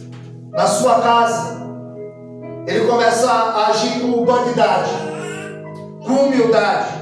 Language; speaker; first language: Portuguese; native; Portuguese